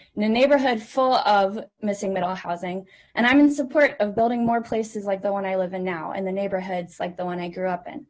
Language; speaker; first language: English; native; English